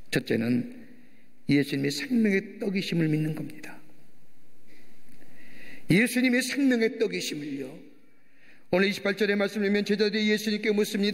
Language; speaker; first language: Korean; native; Korean